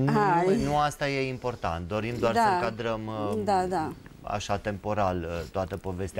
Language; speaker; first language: Romanian; native; Romanian